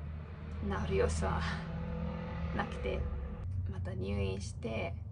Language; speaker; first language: Japanese; non-native, fluent; English